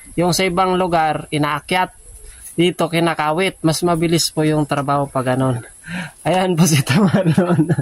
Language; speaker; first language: Filipino; non-native, local second language; Bikol